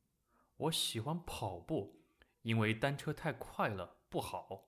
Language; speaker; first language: Chinese; non-native, learner; English